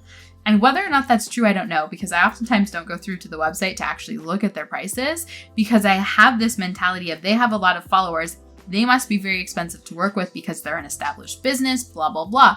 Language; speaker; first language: English; native; English